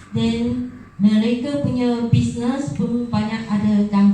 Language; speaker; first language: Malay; non-native, local second language; Chinese